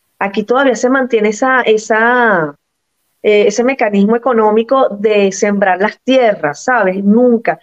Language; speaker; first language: Spanish; native; Spanish